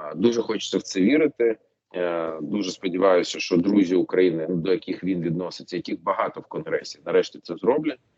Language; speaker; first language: Ukrainian; non-native, local second language; Russian